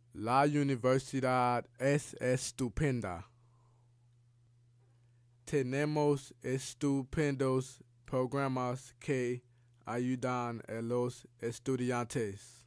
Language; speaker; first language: Spanish; non-native, learner; English